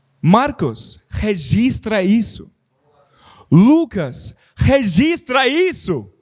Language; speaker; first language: Portuguese; non-native, learner; English